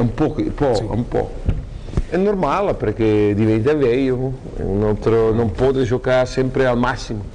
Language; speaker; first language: Italian; non-native, fluent; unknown